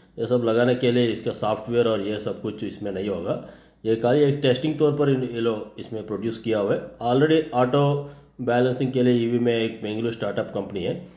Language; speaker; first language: Hindi; non-native, local second language; Telugu